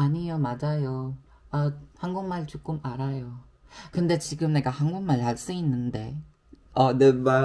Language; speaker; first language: Korean; non-native, learner; Filipino